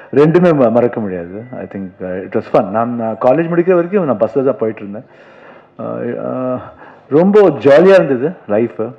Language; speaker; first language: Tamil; non-native, local second language; Kannada